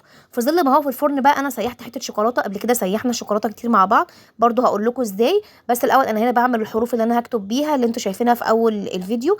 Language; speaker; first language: Arabic; native; Arabic